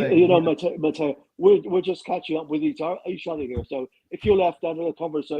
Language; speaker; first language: English; native; English